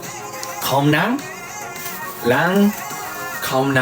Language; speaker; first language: Vietnamese; non-native, learner; Korean